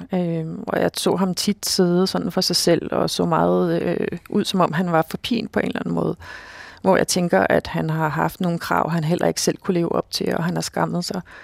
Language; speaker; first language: Danish; native; Danish